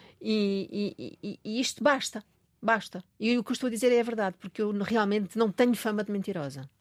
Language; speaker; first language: Portuguese; native; Portuguese